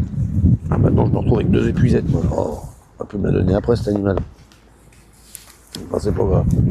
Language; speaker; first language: French; native; French